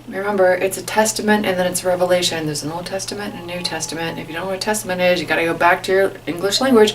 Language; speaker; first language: English; native; English